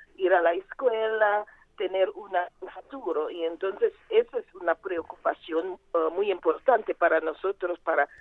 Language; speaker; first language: Spanish; non-native, fluent; Portuguese